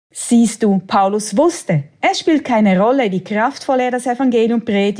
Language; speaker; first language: German; native; German